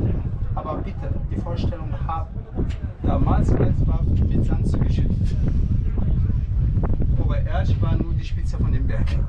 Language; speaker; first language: German; non-native, fluent; Arabic